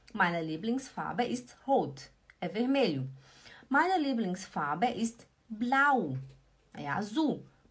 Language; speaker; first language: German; non-native, fluent; Portuguese